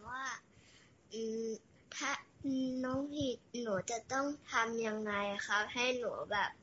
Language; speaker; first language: Thai; early bilingual, heritage; Thai